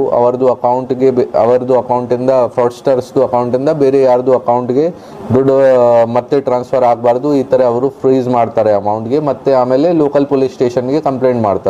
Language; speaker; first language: Kannada; non-native, local second language; Hindi